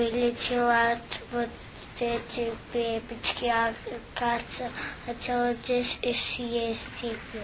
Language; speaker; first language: Russian; early bilingual, heritage; Russian